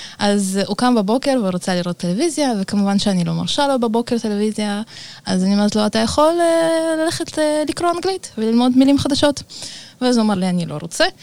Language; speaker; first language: Hebrew; early bilingual, other home language; Russian